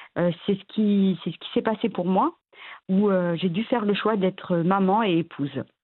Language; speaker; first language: French; early bilingual, other home language; Arabic